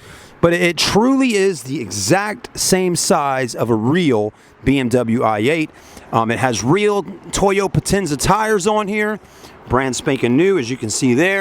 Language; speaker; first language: English; native; English